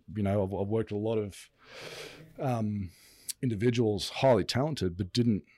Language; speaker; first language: English; native; English